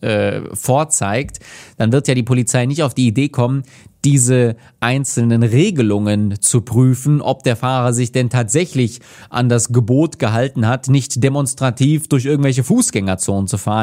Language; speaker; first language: German; native; German